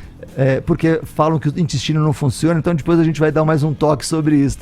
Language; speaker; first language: Portuguese; native; Portuguese